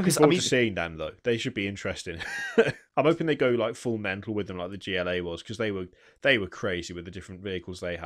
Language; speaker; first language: English; native; English